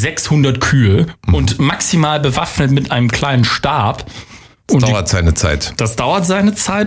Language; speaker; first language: German; native; German